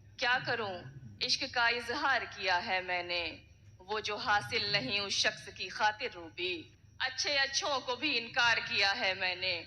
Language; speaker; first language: Urdu; native; Urdu